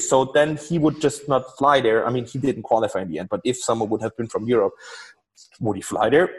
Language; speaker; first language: English; non-native, fluent; German